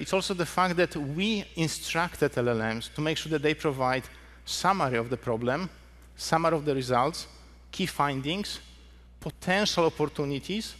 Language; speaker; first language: English; non-native, fluent; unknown